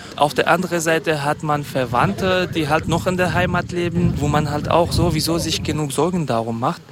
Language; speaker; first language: German; non-native, fluent; Kurdish